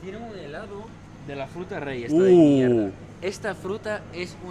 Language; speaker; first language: Spanish; native; Spanish